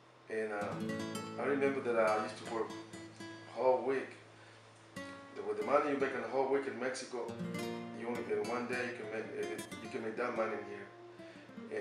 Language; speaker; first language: English; non-native, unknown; Spanish